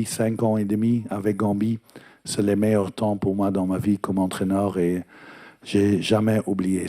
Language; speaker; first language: French; non-native, fluent; Dutch